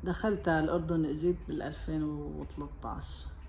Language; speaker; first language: Arabic; native; Arabic